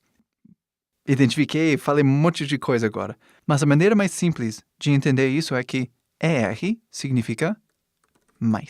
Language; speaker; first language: Portuguese; non-native, fluent; English